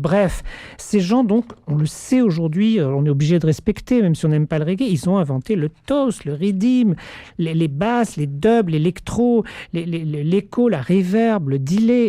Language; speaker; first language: French; native; French